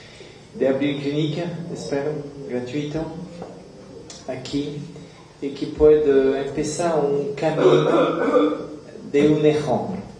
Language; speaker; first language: Spanish; non-native, learner; French